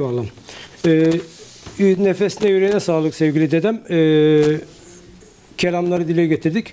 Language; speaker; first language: Turkish; native; Turkish